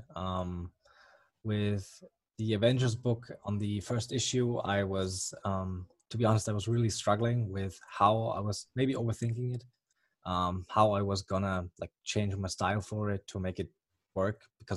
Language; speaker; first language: English; non-native, fluent; German